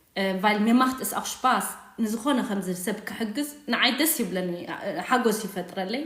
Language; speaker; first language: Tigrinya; native; Tigrinya